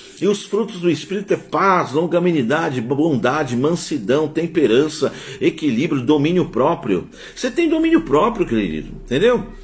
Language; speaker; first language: Portuguese; native; Portuguese